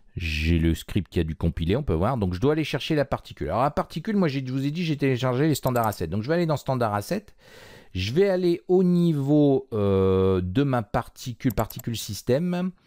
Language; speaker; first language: French; native; French